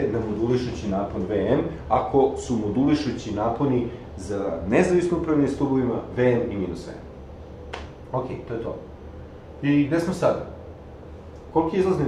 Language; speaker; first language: Serbian; native; Serbian